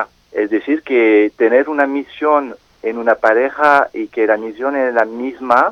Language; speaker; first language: Spanish; non-native, fluent; French